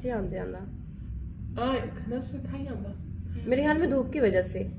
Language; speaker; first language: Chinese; non-native, fluent; Urdu